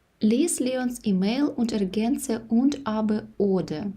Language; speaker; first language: German; non-native, fluent; Ukrainian